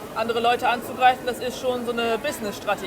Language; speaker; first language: German; native; German